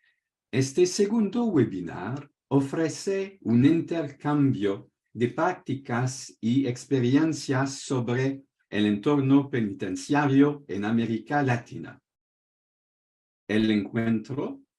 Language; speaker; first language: Spanish; non-native, fluent; French